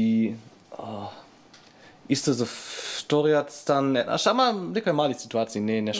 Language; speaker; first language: Macedonian; non-native, learner; German